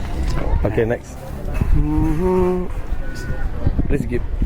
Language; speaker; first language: English; non-native, learner; Indonesian